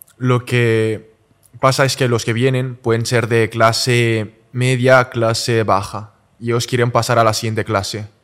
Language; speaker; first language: Spanish; early bilingual, other home language; Chinese